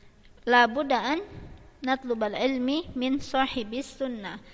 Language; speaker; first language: Arabic; non-native, fluent; Malay